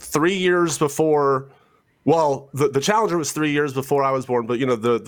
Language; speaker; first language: English; native; English